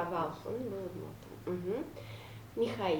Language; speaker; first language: Russian; non-native, local second language; Udmurt